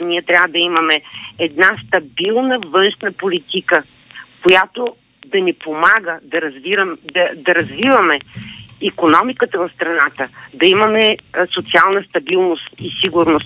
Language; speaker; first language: Bulgarian; native; Bulgarian